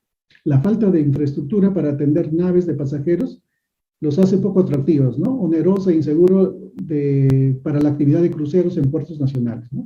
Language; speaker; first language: Spanish; native; Spanish